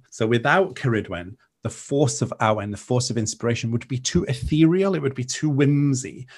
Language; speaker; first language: English; non-native, local second language; Welsh